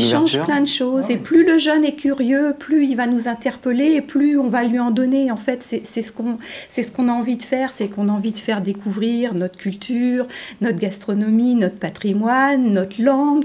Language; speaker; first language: French; native; French